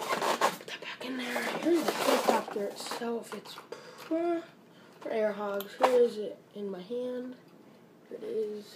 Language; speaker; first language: English; native; English